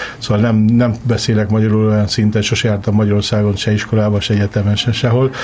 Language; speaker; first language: Hungarian; early bilingual, heritage; Hungarian